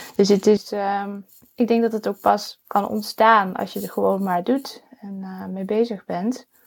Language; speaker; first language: Dutch; native; Dutch